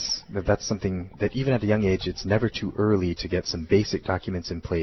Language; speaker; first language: English; native; English